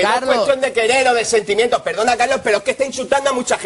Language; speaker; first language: Spanish; native; Spanish